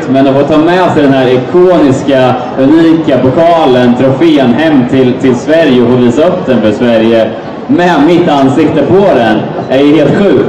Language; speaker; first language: Swedish; native; Swedish